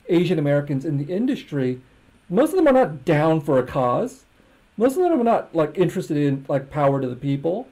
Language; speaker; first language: English; native; English